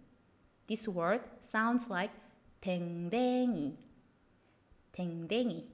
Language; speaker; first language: English; non-native, fluent; Korean